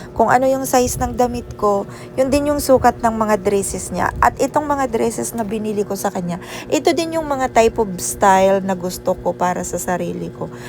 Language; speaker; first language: Filipino; non-native, local second language; Waray